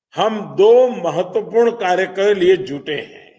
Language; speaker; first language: Hindi; non-native, local second language; Gujarati